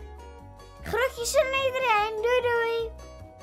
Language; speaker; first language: Dutch; native; Dutch